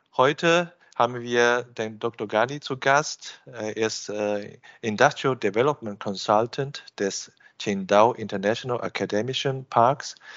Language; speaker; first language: German; non-native, fluent; Chinese